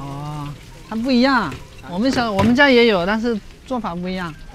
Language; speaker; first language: Chinese; non-native, fluent; Indonesian